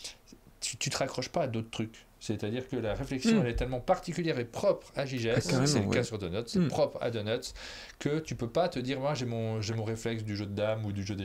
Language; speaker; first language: French; native; French